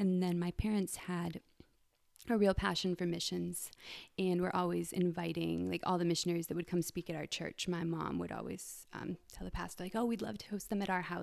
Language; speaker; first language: English; native; English